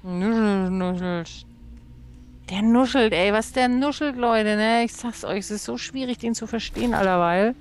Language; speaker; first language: German; native; German